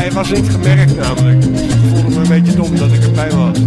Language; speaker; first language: Dutch; native; Dutch